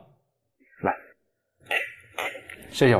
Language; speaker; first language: Chinese; native; Chinese